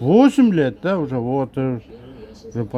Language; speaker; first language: Russian; non-native, local second language; Kyrgyz